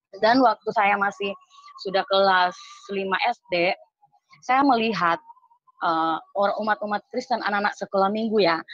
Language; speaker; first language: Indonesian; native; Indonesian